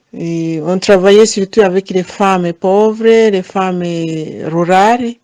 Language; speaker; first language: French; non-native, fluent; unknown